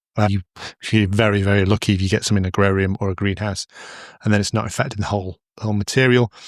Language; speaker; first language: English; native; English